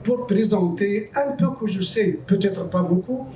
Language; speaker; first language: French; non-native, local second language; Arabic